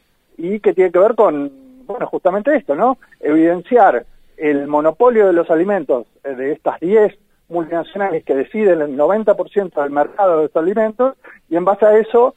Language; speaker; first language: Spanish; native; Spanish